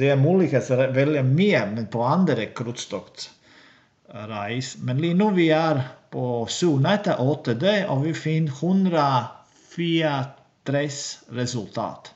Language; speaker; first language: Swedish; non-native, learner; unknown